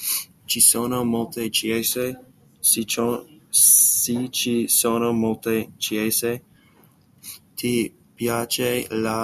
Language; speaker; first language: Italian; non-native, learner; English